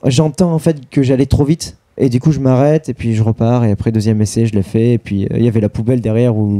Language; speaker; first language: French; native; French